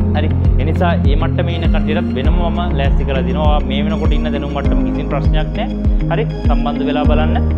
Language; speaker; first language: Sinhala; native; Sinhala